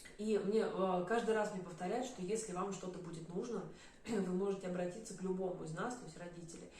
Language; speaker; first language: Russian; native; Russian